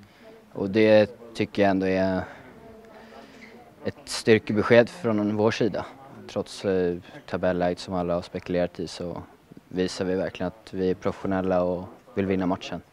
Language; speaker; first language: Swedish; native; Swedish